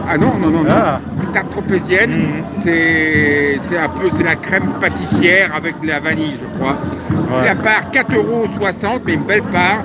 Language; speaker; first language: French; native; French